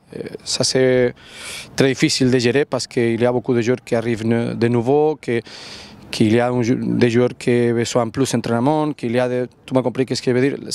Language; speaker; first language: French; non-native, learner; Catalan